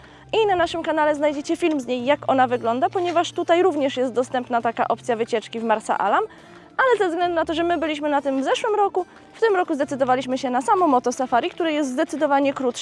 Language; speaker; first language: Polish; native; Polish